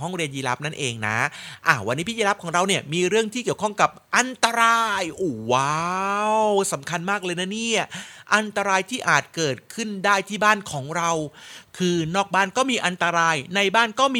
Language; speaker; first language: Thai; native; Thai